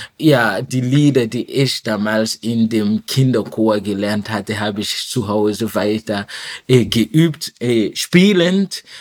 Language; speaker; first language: German; non-native, fluent; Mossi